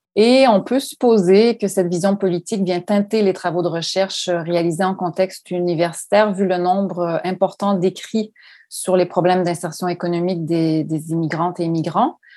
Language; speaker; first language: French; native; French